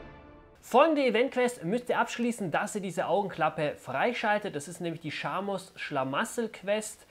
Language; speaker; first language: German; native; German